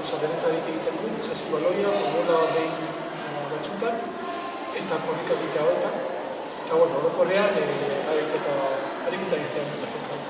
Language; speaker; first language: Basque; early bilingual, other home language; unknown